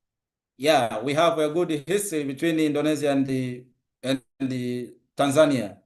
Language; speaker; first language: English; non-native, local second language; Swahili